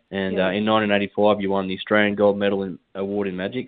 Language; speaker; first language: English; native; English